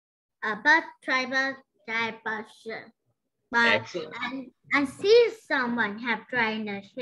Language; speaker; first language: English; non-native, learner; Vietnamese